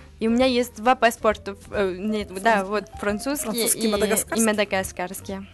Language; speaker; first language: Russian; non-native, learner; French